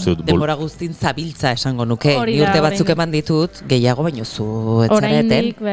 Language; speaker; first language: Basque; native; Basque